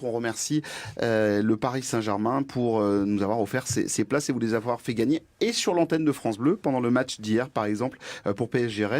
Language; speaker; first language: French; native; French